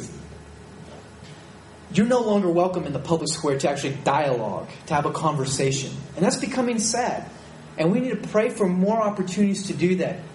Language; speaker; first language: English; native; English